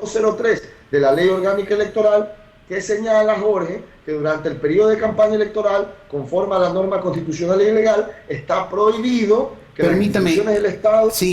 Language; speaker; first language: Spanish; native; Spanish